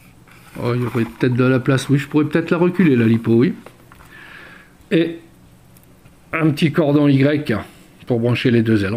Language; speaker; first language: French; native; French